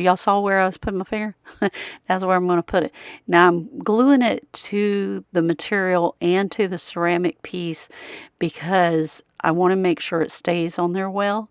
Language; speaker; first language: English; native; English